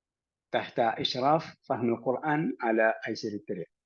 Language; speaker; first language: Arabic; non-native, fluent; Malayalam